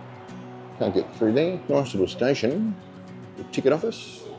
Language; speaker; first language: English; native; English